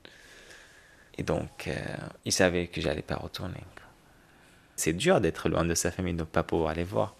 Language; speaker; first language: French; non-native, fluent; Arabic